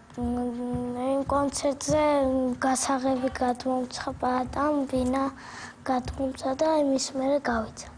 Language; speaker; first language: Georgian; native; Georgian